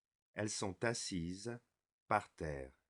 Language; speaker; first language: French; non-native, fluent; English